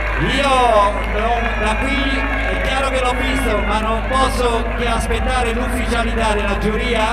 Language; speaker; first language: Italian; native; Italian